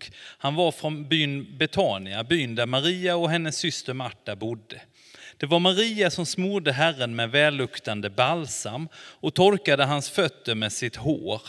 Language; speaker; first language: Swedish; non-native, fluent; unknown